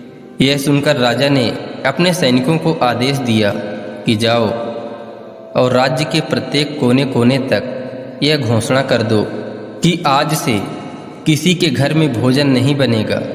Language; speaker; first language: Hindi; native; Hindi